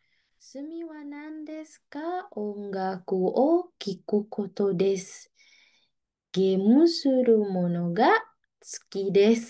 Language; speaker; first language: Japanese; non-native, learner; Indonesian